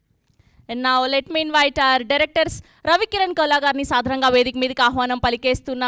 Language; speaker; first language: Telugu; native; Telugu